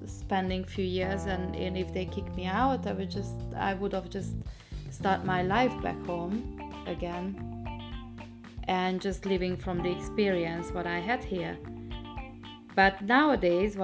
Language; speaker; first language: English; non-native, fluent; Hungarian